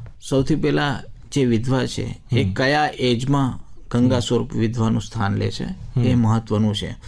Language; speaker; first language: Gujarati; native; Gujarati